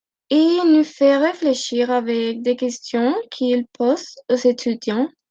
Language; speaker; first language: French; non-native, learner; Spanish